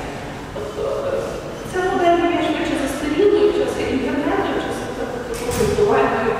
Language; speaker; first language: Ukrainian; native; Ukrainian